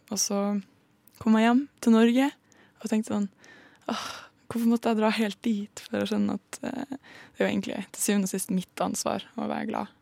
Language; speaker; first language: Norwegian; native; Norwegian